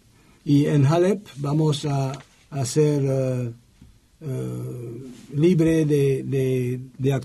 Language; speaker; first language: Spanish; non-native, learner; French